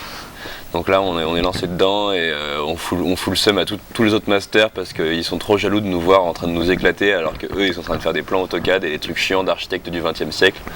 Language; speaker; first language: French; native; French